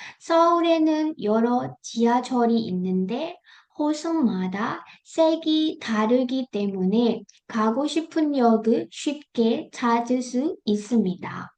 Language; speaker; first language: Korean; non-native, fluent; Burmese